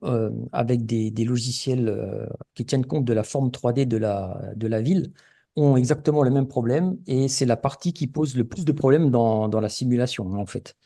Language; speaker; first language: French; native; French